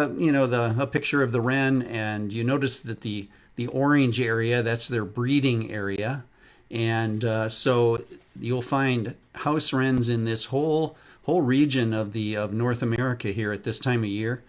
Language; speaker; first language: English; native; English